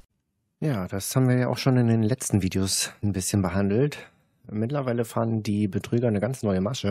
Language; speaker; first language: German; native; German